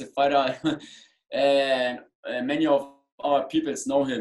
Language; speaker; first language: English; non-native, learner; German